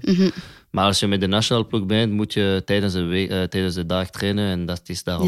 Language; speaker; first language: Dutch; non-native, local second language; French